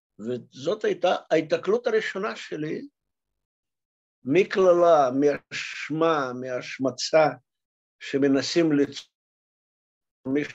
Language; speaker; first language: Hebrew; non-native, fluent; Russian